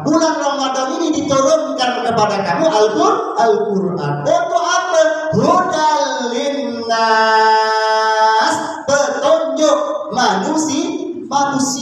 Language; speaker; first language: Malay; native; Malay